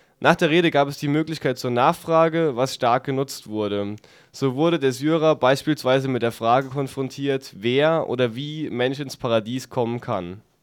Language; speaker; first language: German; native; German